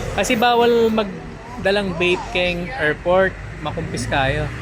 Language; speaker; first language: Filipino; non-native, local second language; Pampanga